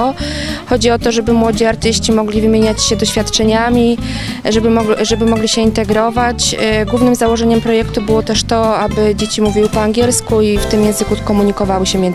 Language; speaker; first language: Polish; native; Polish